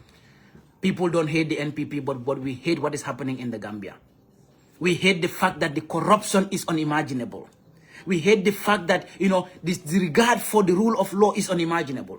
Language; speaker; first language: English; non-native, local second language; Wolof